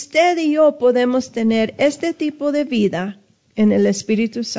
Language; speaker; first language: Spanish; early bilingual, heritage; Spanish